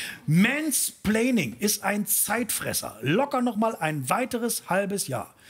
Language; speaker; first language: German; native; German